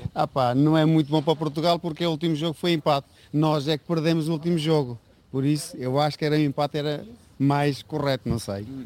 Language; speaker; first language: Portuguese; non-native, fluent; Uzbek